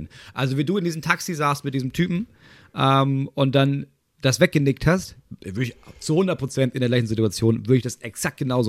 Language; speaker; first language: German; native; German